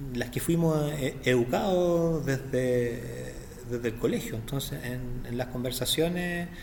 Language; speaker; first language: Spanish; native; Spanish